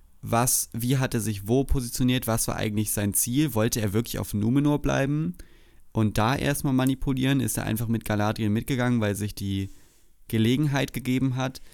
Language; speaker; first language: German; native; German